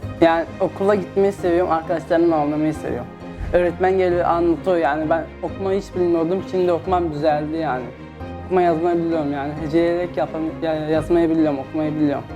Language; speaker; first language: Turkish; early bilingual, other home language; Arabic